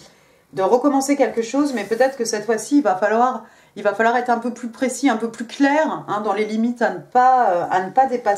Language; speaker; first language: French; native; French